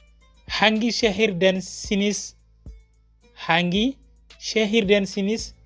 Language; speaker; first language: Turkish; non-native, fluent; Wolof